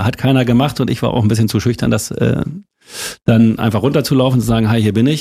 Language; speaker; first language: German; native; German